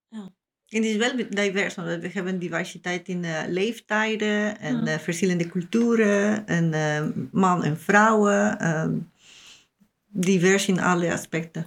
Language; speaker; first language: Dutch; non-native, learner; Spanish